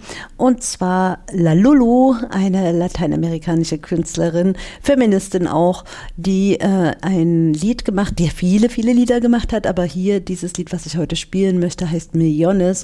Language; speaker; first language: German; native; German